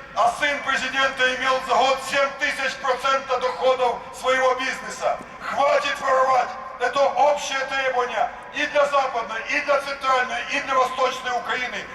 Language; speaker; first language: Russian; non-native, local second language; Ukrainian